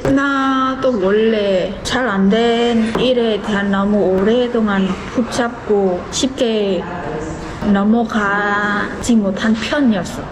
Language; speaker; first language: Korean; non-native, fluent; Khmer